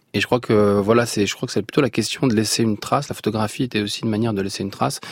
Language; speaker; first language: French; non-native, local second language; Arabic